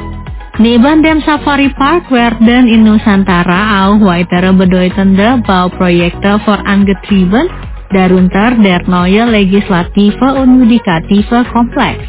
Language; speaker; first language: German; non-native, fluent; Indonesian